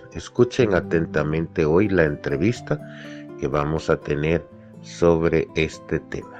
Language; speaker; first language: Spanish; native; Spanish